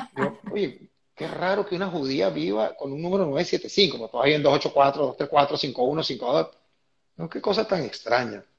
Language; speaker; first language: Spanish; native; Spanish